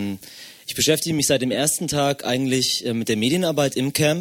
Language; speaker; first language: German; native; German